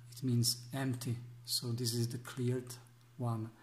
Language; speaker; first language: English; non-native, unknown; Czech